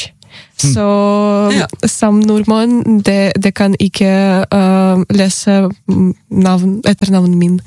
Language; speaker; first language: Norwegian; non-native, learner; Ukrainian